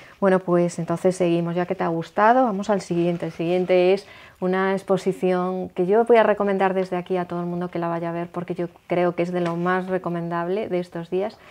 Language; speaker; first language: Spanish; native; Spanish